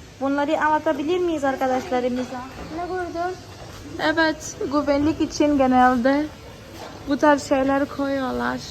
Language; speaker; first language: Turkish; non-native, fluent; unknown